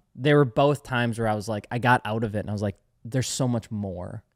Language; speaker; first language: English; native; English